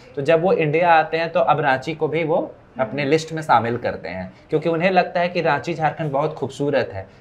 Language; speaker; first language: Hindi; native; Hindi